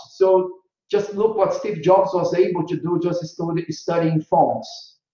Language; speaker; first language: English; non-native, fluent; Portuguese